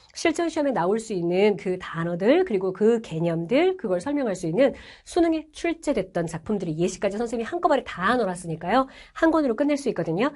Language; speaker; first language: Korean; native; Korean